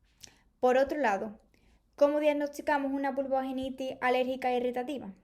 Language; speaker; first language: Spanish; native; Spanish